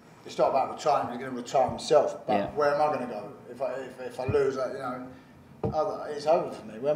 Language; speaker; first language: English; native; English